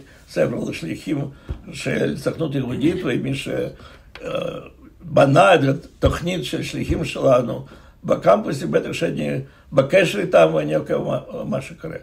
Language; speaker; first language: Hebrew; non-native, fluent; Russian